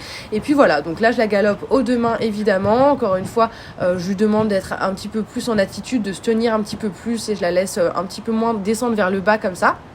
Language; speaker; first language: French; native; French